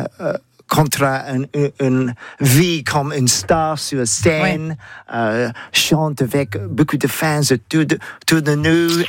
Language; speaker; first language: French; non-native, learner; English